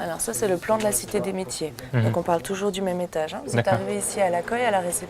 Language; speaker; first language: French; native; French